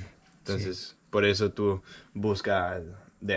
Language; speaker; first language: Spanish; non-native, learner; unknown